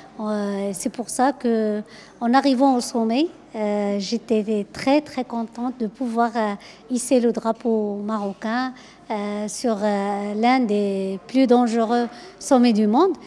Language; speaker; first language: French; non-native, local second language; Arabic